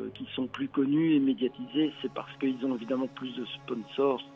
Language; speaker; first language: French; native; French